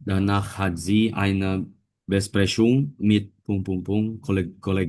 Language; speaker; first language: German; non-native, learner; Indonesian